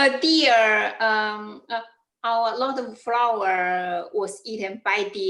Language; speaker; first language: English; non-native, learner; Chinese